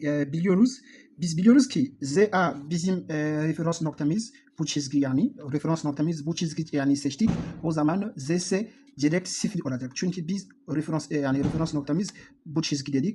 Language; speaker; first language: Turkish; non-native, learner; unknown